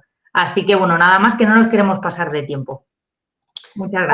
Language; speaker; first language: Spanish; native; Spanish